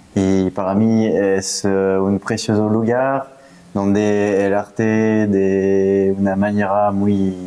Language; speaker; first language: Spanish; non-native, fluent; French